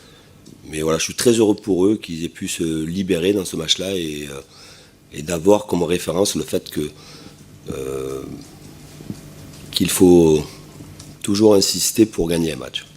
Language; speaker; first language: French; native; French